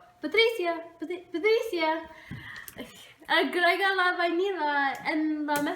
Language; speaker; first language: Spanish; non-native, learner; English